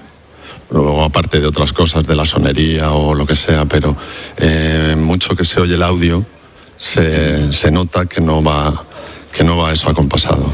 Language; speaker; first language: Spanish; native; Spanish